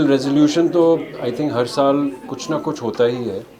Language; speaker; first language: Hindi; native; Hindi